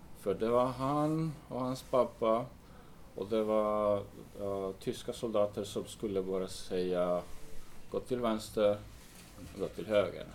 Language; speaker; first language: Swedish; non-native, fluent; English